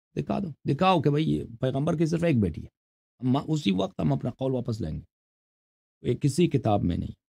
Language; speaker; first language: Urdu; native; Urdu